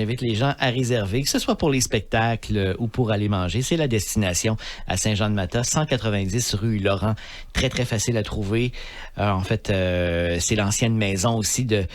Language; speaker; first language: French; native; French